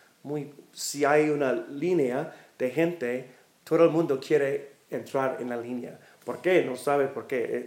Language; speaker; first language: Spanish; non-native, fluent; English